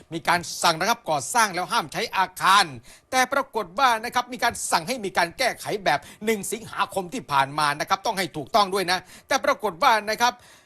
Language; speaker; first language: Thai; native; Thai